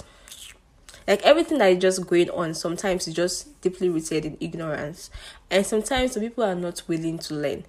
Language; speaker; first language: English; non-native, local second language; Yoruba